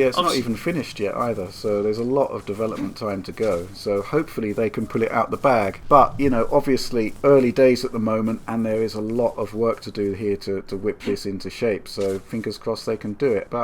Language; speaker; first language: English; native; English